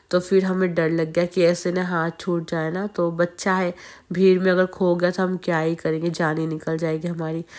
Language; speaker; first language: Hindi; non-native, local second language; Bangla